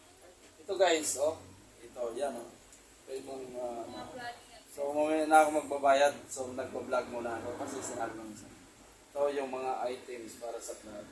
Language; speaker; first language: Filipino; native; Filipino